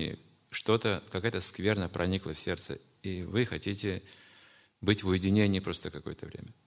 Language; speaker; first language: Russian; native; Russian